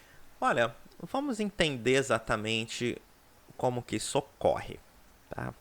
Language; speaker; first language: Portuguese; native; Portuguese